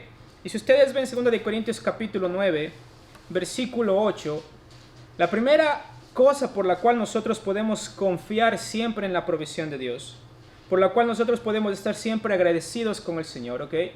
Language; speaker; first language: Spanish; native; Spanish